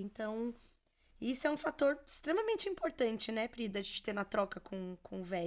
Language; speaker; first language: Portuguese; native; Portuguese